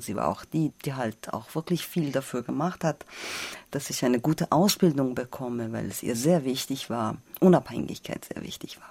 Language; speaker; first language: German; non-native, fluent; Persian